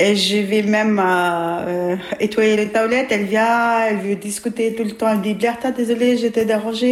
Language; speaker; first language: French; non-native, learner; Albanian